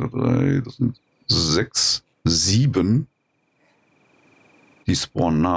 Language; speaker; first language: German; native; German